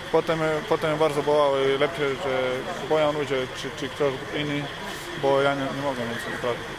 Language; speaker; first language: Polish; non-native, learner; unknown